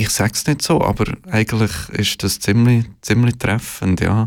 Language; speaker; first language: German; native; German